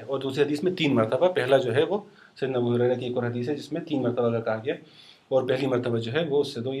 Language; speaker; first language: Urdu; non-native, fluent; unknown